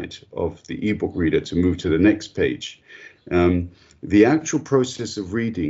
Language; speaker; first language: English; native; English